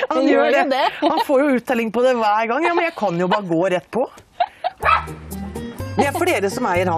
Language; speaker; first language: Norwegian; native; Norwegian